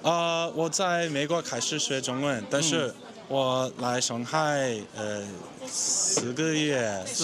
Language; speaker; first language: Chinese; non-native, learner; English